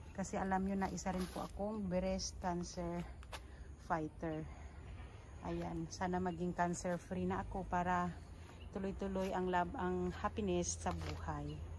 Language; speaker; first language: Filipino; non-native, local second language; Cebuano